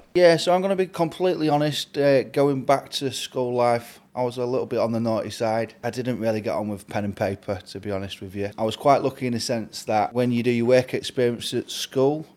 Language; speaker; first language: English; native; English